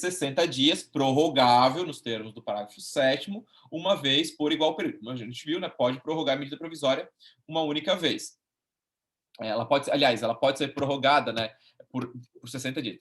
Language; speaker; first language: Portuguese; native; Portuguese